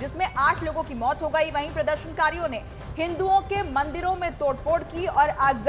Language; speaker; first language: Hindi; native; Hindi